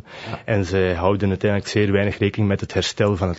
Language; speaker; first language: Dutch; native; Dutch